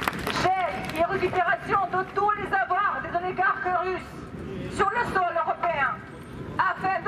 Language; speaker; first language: French; non-native, fluent; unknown